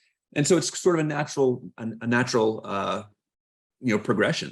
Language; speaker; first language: English; native; English